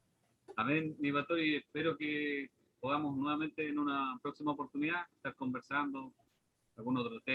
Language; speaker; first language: Spanish; native; Spanish